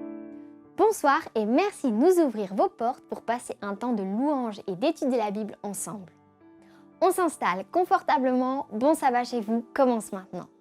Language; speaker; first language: French; native; French